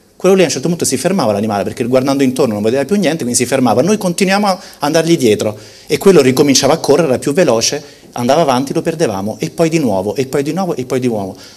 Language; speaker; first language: Italian; early bilingual, heritage; Italian